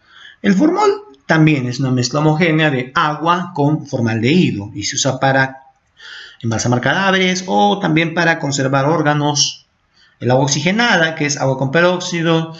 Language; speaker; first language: Spanish; native; Spanish